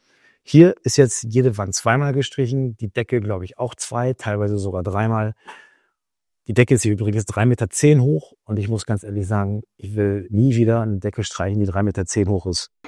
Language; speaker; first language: German; native; German